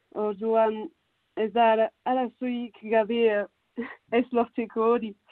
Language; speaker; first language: Basque; non-native, local second language; French